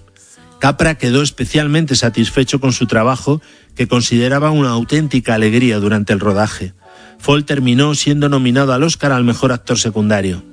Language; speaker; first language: Spanish; native; Spanish